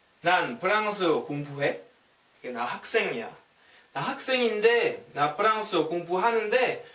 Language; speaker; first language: Korean; non-native, fluent; French